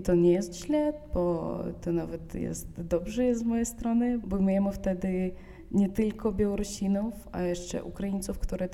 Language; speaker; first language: Polish; non-native, fluent; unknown